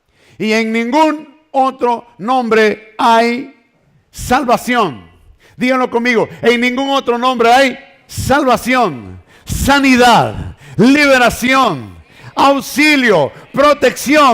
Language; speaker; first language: Spanish; native; Spanish